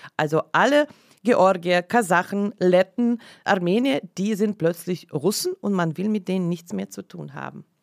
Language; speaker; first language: German; non-native, fluent; Russian